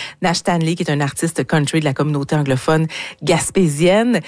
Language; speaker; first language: French; native; French